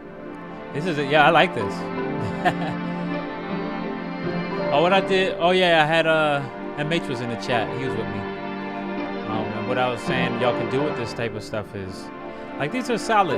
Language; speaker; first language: English; native; English